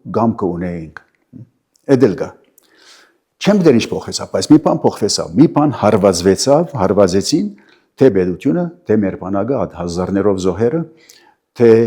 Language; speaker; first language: Armenian; early bilingual, heritage; Armenian